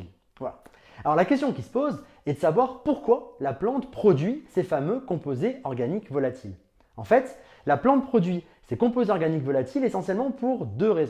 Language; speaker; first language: French; native; French